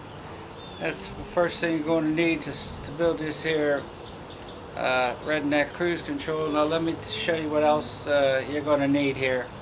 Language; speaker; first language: English; native; English